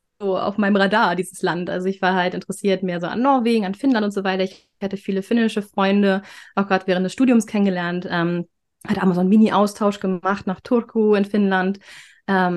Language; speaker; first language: German; native; German